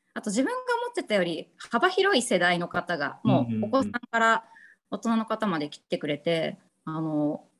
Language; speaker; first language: Japanese; native; Japanese